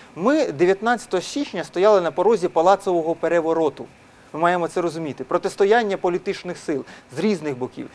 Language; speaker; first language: Ukrainian; non-native, local second language; Russian